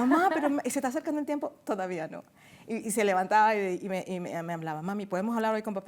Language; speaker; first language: Spanish; native; Spanish